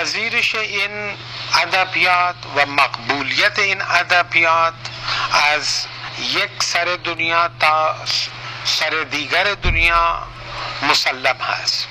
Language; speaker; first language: Persian; non-native, fluent; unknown